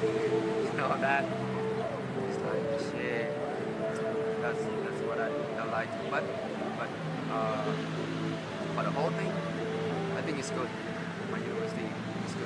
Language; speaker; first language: English; non-native, learner; Thai